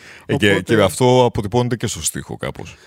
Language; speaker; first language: Greek; native; Greek